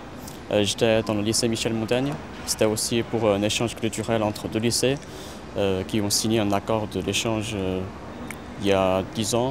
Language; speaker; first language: French; non-native, fluent; Chinese